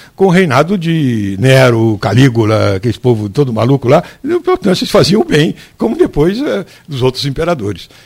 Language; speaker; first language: Portuguese; native; Portuguese